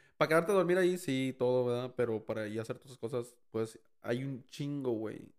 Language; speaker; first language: Spanish; early bilingual, heritage; Spanish